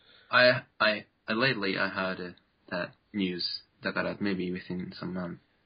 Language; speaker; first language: English; non-native, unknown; Japanese